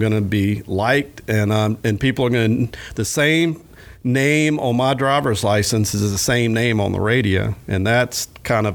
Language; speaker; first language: English; native; English